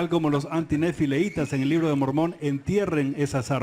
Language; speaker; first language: Spanish; native; Spanish